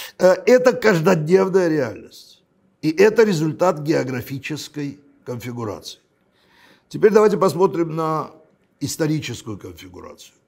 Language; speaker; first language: Russian; non-native, local second language; Armenian